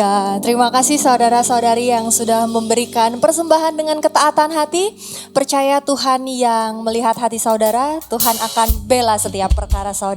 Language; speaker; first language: Indonesian; native; Indonesian